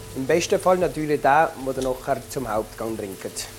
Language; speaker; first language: German; native; German